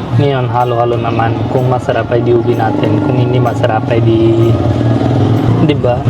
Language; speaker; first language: Filipino; non-native, learner; Hindi